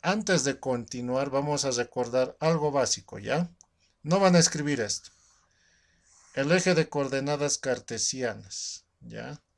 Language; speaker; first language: Spanish; native; Spanish